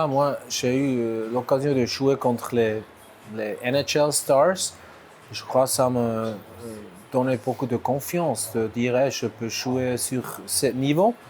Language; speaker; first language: French; non-native, local second language; German